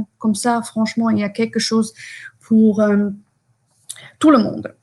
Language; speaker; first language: French; non-native, fluent; German